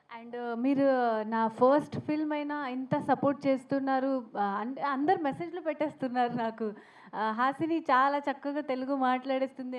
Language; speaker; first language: Telugu; non-native, learner; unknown